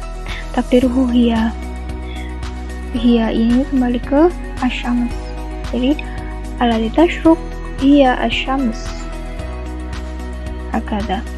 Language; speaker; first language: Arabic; non-native, learner; Indonesian